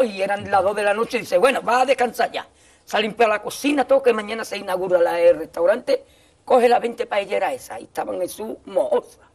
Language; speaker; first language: Spanish; native; Spanish